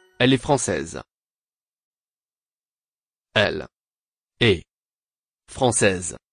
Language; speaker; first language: French; non-native, learner; Vietnamese